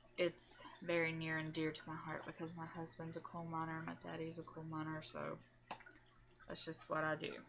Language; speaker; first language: English; native; English